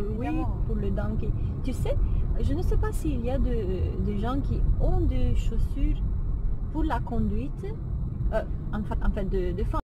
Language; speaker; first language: French; non-native, fluent; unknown